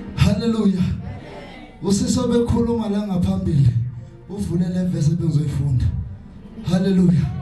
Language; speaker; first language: Zulu; native; Zulu